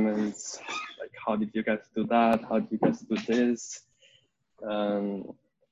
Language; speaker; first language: English; non-native, fluent; Chinese